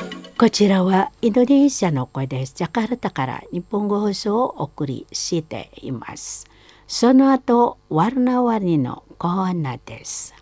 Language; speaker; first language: Japanese; non-native, fluent; Indonesian